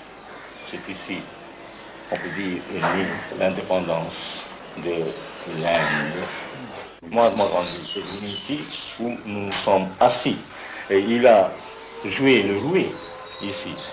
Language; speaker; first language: French; non-native, fluent; Bangla